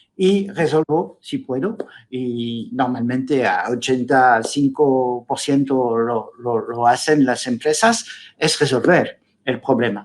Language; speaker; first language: Spanish; non-native, fluent; French